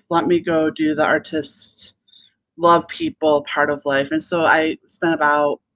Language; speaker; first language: English; native; English